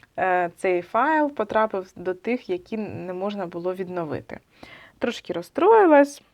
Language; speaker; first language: Ukrainian; non-native, local second language; Russian